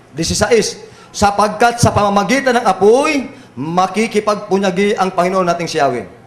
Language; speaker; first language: Filipino; native; Filipino